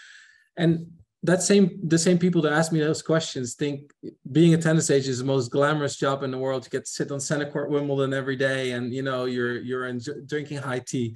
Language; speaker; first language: English; non-native, fluent; Dutch